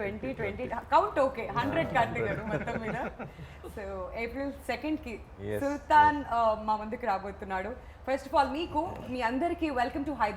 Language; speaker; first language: Telugu; native; Telugu